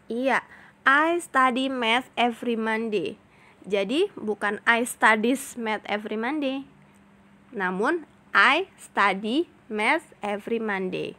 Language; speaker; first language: English; non-native, fluent; Indonesian